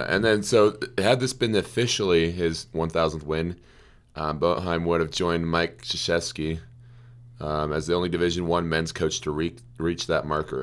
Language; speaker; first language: English; native; English